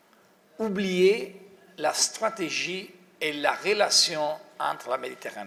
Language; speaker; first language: French; non-native, fluent; Italian